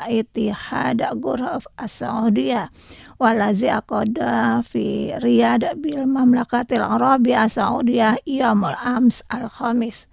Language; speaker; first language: Arabic; non-native, fluent; Indonesian